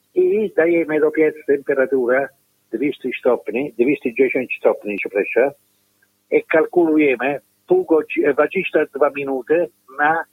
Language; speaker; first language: Polish; non-native, learner; Italian